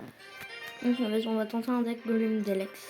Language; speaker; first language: French; native; French